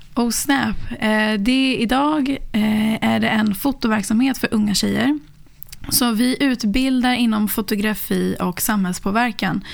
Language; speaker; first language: Swedish; native; Swedish